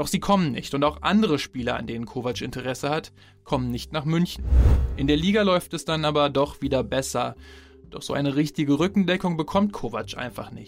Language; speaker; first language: German; native; German